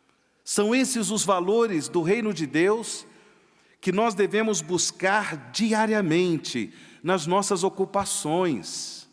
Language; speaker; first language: Portuguese; native; Portuguese